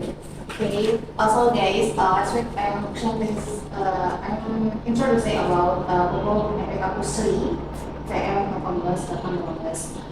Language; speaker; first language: English; non-native, learner; Indonesian